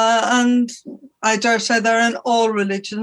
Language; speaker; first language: English; native; English